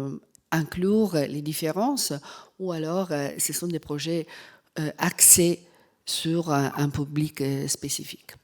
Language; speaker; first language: French; non-native, fluent; Italian